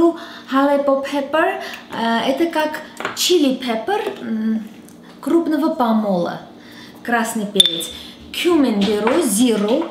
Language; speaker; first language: Russian; non-native, local second language; Armenian